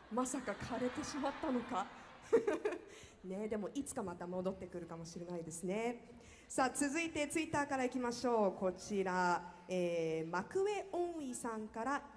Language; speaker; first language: Japanese; native; Japanese